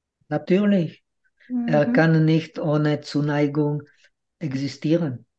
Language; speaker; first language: German; non-native, fluent; Czech